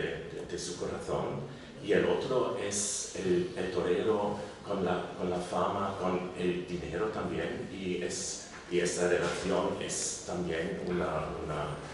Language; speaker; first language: Spanish; non-native, learner; German